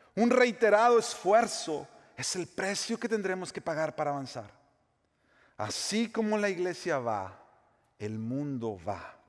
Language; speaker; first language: Spanish; native; Spanish